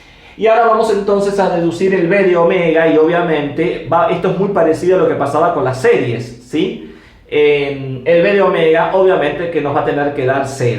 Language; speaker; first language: Spanish; native; Spanish